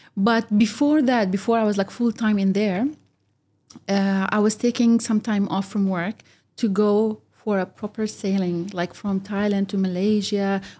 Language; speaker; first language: English; early bilingual, other home language; Arabic